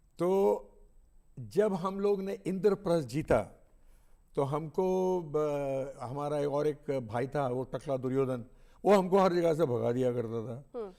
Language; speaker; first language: Hindi; native; Hindi